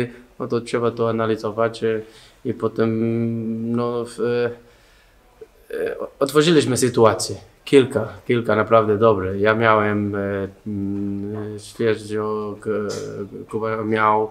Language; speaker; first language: Polish; non-native, learner; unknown